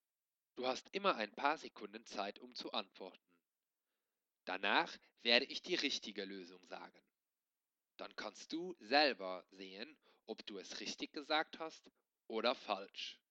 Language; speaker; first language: German; non-native, local second language; Luxembourgish